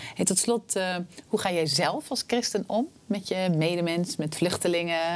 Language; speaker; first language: Dutch; native; Dutch